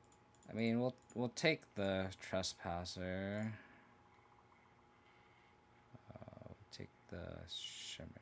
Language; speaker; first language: English; native; English